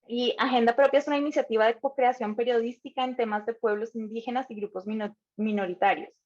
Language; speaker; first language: Spanish; native; Spanish